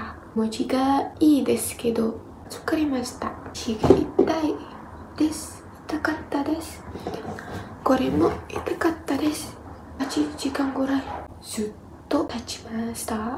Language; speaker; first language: Japanese; non-native, learner; Indonesian